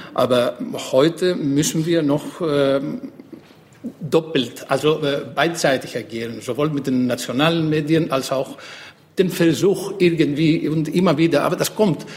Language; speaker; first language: German; non-native, fluent; Greek